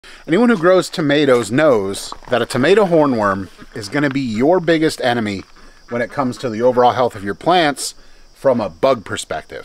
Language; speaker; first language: English; native; English